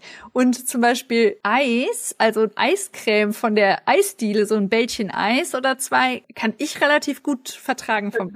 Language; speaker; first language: German; native; German